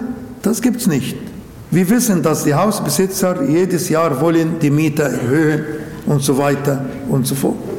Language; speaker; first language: German; non-native, local second language; Arabic